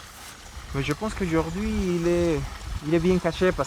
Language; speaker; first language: French; non-native, fluent; Spanish